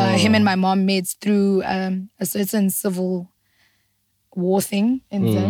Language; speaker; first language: English; non-native, local second language; Zulu